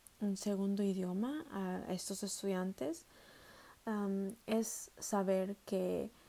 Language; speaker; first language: Spanish; early bilingual, heritage; Spanish